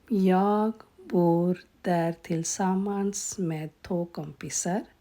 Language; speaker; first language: Swedish; non-native, learner; Urdu